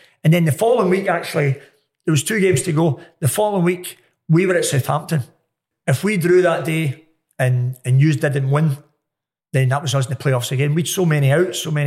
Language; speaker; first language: English; native; English